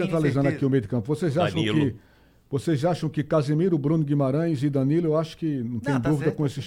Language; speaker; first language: Portuguese; native; Portuguese